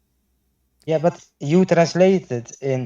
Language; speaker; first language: English; non-native, learner; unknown